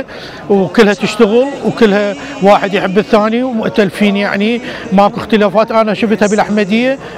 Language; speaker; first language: Arabic; native; Arabic